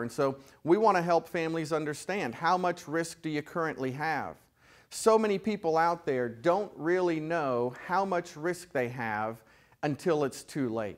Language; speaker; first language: English; native; English